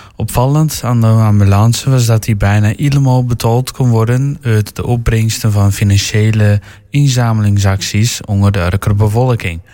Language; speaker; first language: Dutch; native; Dutch